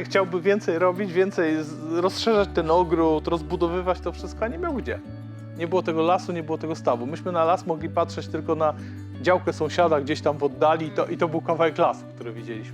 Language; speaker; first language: Polish; native; Polish